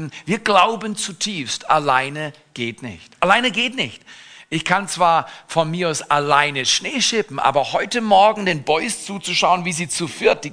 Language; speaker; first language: German; native; German